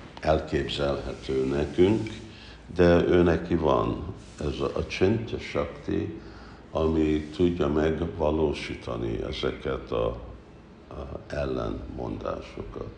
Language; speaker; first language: Hungarian; early bilingual, heritage; Hungarian